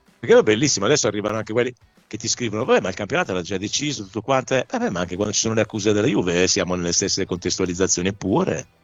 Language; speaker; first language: Italian; native; Italian